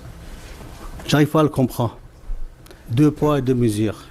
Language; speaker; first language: French; non-native, fluent; Arabic